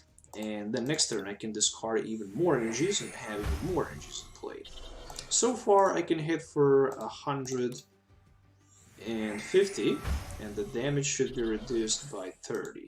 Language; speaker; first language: English; non-native, fluent; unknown